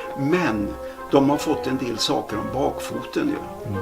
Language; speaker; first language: Swedish; native; Swedish